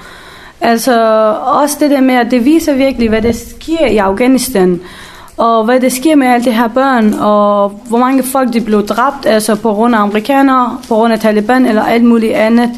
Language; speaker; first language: Danish; early bilingual, other home language; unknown